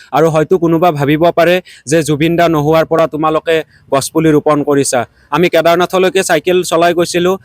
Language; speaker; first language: Assamese; native; Assamese